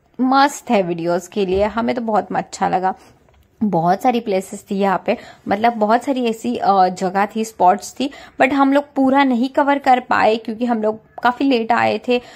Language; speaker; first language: Hindi; non-native, local second language; Marathi